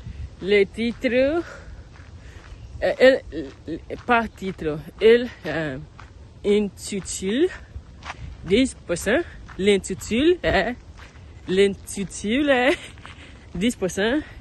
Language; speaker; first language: French; non-native, learner; English